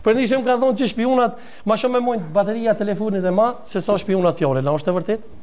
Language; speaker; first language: Albanian; native; Albanian